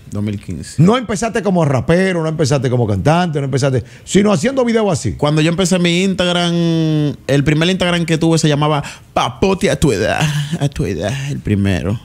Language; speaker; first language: Spanish; native; Spanish